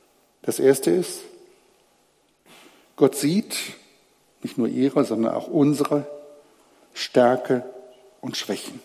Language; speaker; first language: German; native; German